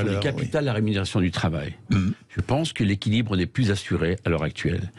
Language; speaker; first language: French; native; French